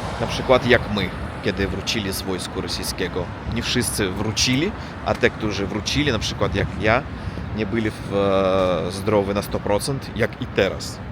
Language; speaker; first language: Polish; non-native, learner; Russian